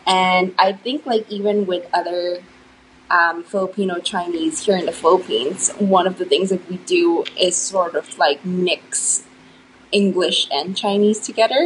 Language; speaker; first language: English; non-native, local second language; Filipino